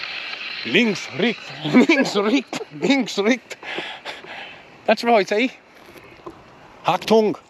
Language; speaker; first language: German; non-native, learner; English